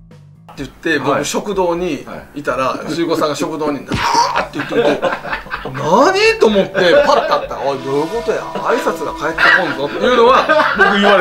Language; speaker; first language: Japanese; native; Japanese